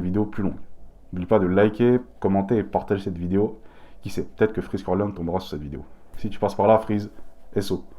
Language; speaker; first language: French; native; French